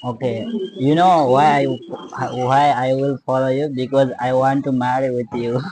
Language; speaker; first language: English; non-native, learner; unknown